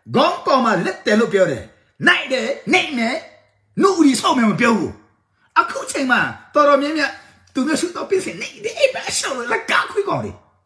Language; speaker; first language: Burmese; non-native, local second language; Tedim Chin